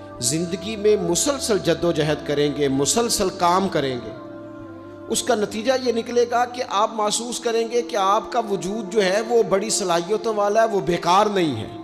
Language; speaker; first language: Urdu; native; Urdu